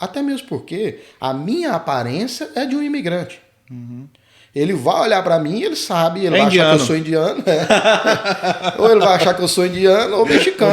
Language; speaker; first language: Portuguese; native; Portuguese